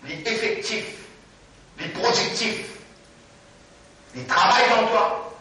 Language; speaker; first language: French; non-native, local second language; Morisyen